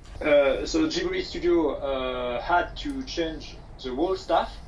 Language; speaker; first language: English; non-native, fluent; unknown